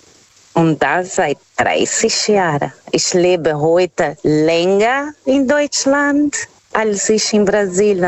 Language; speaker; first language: German; non-native, learner; Portuguese